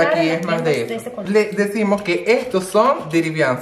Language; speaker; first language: Spanish; native; Spanish